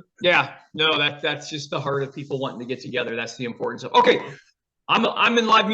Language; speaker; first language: English; native; English